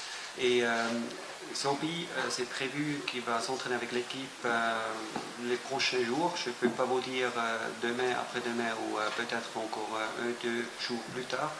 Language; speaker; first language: French; non-native, fluent; German